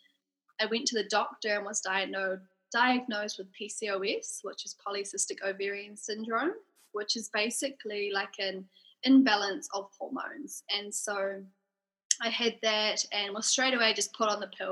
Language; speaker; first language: English; native; English